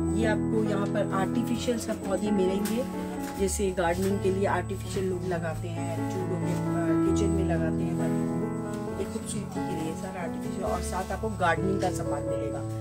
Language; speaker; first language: Urdu; native; Urdu